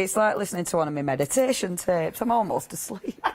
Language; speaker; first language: English; native; English